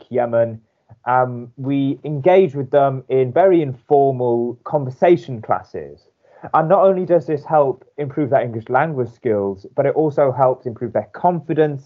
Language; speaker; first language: English; native; English